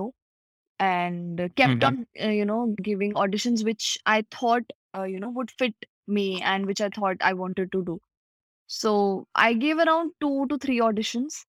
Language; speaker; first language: English; non-native, local second language; Punjabi